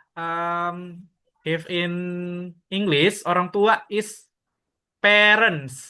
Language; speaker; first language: English; non-native, learner; Indonesian